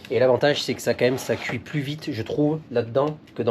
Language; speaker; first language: French; native; French